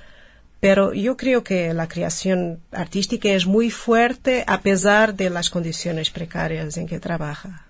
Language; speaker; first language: Spanish; non-native, fluent; Portuguese